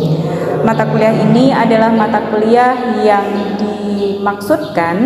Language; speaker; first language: Indonesian; native; Indonesian